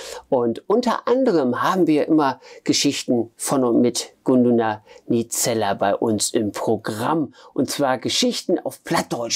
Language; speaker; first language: German; native; German